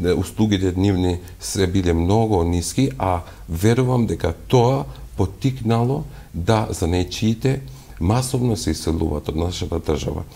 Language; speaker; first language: Macedonian; non-native, local second language; Albanian